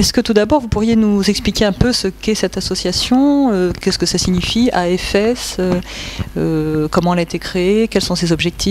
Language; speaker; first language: French; native; French